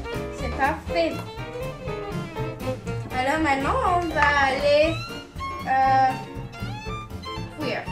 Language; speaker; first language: French; non-native, learner; English